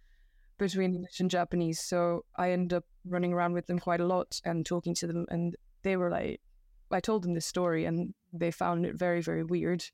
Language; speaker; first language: English; non-native, fluent; Dutch